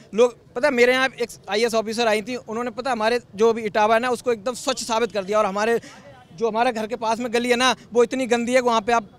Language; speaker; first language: Hindi; native; Hindi